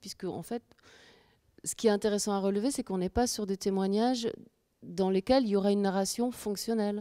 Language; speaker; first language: French; native; French